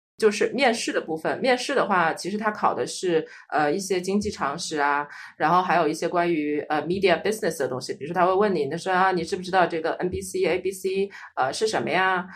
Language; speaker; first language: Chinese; native; Chinese